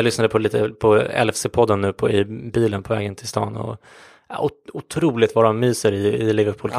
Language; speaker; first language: Swedish; native; Swedish